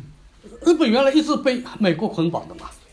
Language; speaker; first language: Chinese; native; Chinese